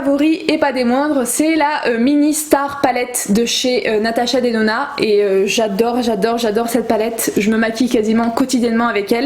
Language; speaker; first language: French; native; French